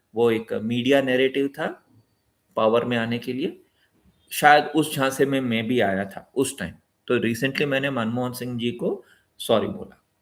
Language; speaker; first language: Hindi; non-native, local second language; Telugu